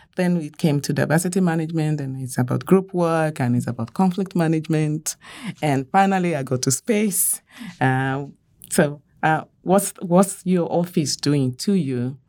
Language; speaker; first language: English; non-native, local second language; Yoruba